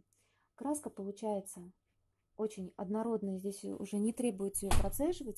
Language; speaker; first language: Russian; native; Russian